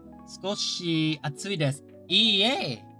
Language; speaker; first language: Japanese; non-native, learner; English